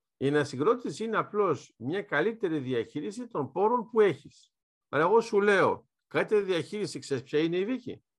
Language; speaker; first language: Greek; early bilingual, heritage; Greek